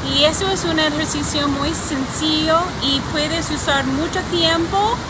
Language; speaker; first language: Spanish; non-native, learner; English